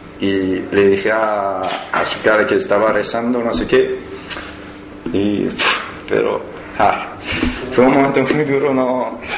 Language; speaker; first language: Spanish; non-native, learner; Persian